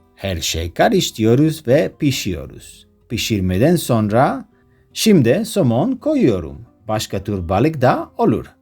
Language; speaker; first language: Turkish; non-native, learner; Spanish